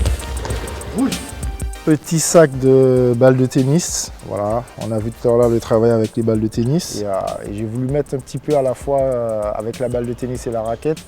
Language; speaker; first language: French; native; French